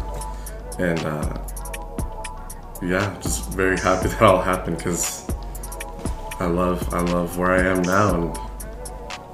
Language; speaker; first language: English; native; English